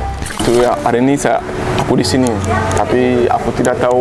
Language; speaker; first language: Indonesian; non-native, learner; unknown